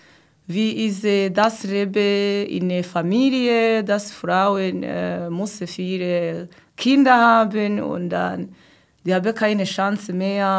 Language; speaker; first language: German; non-native, learner; Kinyarwanda